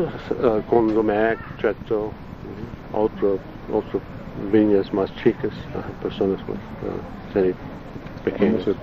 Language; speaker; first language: Spanish; non-native, learner; Italian